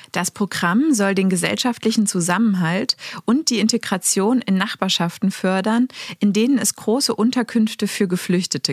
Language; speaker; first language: German; native; German